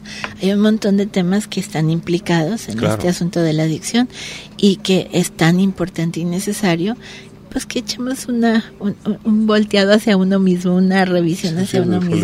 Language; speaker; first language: Spanish; native; Spanish